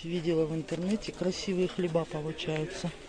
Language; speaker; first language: Russian; native; Russian